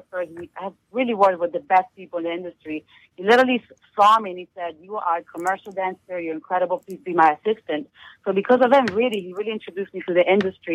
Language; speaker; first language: English; non-native, fluent; Italian